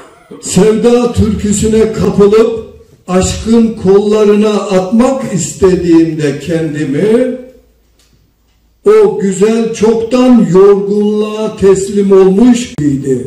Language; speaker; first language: Turkish; native; Turkish